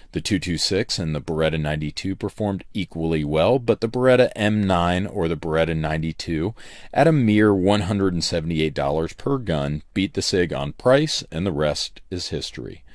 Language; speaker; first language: English; native; English